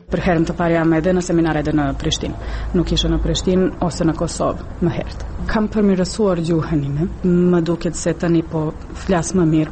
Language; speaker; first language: Albanian; non-native, fluent; Serbian